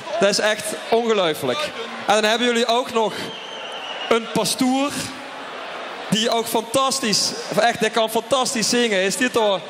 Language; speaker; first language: Dutch; native; Dutch